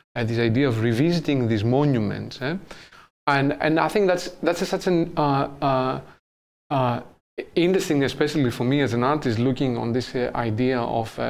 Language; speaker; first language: English; non-native, fluent; Greek